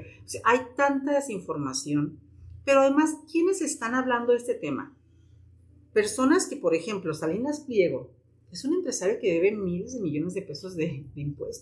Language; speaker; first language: Spanish; native; Spanish